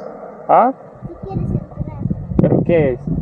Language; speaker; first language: Spanish; non-native, fluent; English